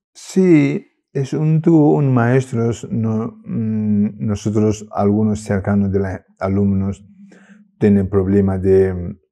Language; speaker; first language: Spanish; non-native, learner; Tibetan